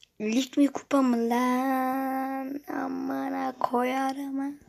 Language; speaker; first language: Turkish; native; Turkish